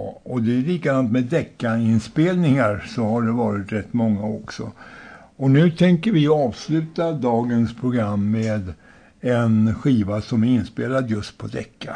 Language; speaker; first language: Swedish; native; Swedish